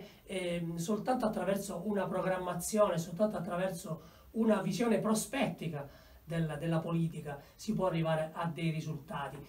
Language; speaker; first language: Italian; native; Italian